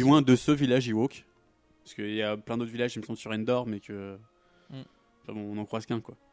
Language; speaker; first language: French; native; French